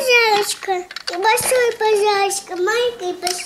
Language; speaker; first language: Russian; early bilingual, heritage; Russian